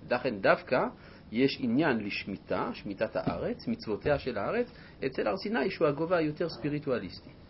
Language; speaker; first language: Hebrew; non-native, fluent; French